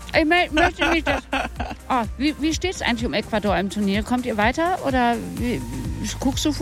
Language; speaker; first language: German; native; German